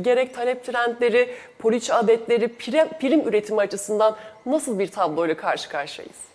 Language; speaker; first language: Turkish; native; Turkish